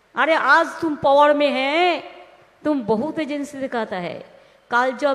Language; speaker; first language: Hindi; non-native, local second language; Bangla